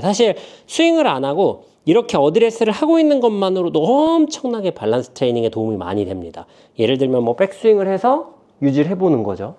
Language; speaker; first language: Korean; native; Korean